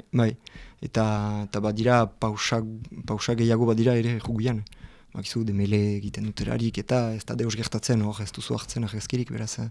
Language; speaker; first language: Basque; non-native, local second language; French